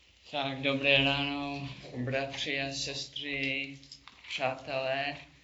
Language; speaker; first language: Czech; non-native, learner; English